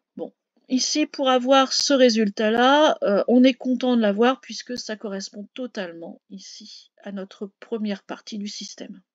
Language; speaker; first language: French; native; French